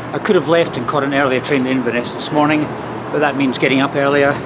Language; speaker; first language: English; native; English